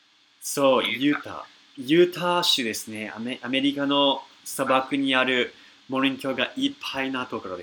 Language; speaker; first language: Japanese; non-native, fluent; English